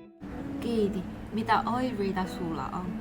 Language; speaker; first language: Finnish; non-native, learner; Chinese